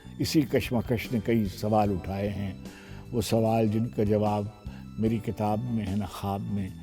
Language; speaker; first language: Urdu; native; Urdu